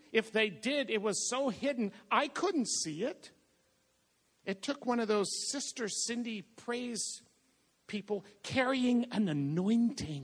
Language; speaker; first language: English; native; English